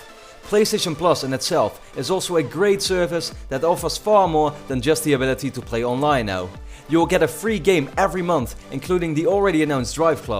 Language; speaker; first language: English; non-native, fluent; Dutch